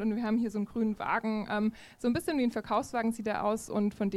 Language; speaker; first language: German; native; German